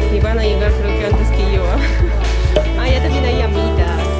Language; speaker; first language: Spanish; non-native, fluent; Russian